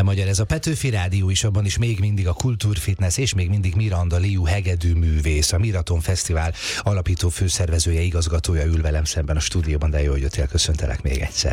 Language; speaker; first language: Hungarian; native; Hungarian